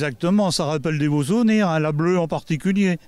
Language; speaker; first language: French; native; French